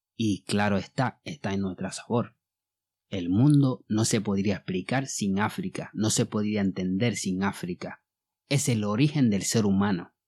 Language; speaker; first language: Spanish; non-native, fluent; Bambara